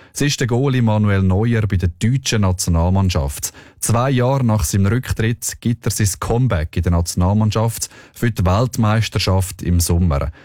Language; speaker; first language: German; native; German